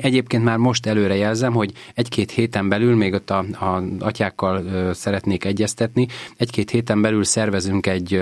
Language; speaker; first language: Hungarian; native; Hungarian